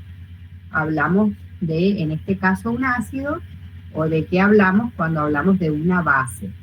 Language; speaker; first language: Spanish; native; Spanish